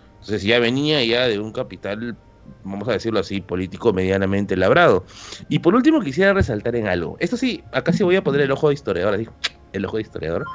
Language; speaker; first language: Spanish; native; Spanish